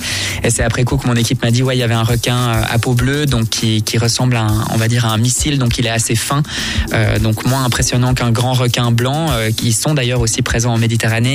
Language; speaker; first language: French; native; French